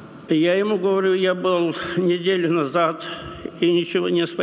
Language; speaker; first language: Russian; non-native, local second language; Romanian